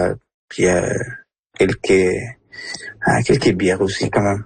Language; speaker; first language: French; early bilingual, other home language; Spanish